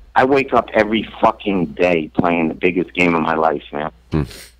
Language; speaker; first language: English; native; English